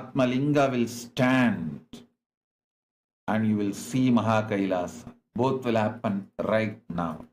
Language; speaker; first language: English; non-native, local second language; Tamil